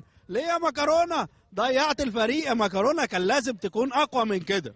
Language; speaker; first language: Arabic; native; Arabic